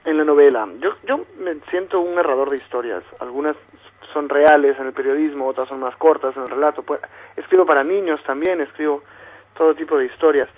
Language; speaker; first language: Spanish; native; Spanish